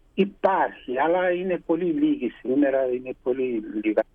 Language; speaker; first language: Greek; early bilingual, heritage; Greek